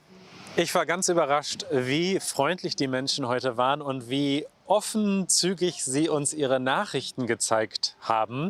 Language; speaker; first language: German; native; German